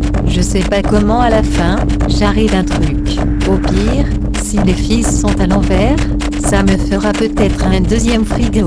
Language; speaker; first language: French; native; French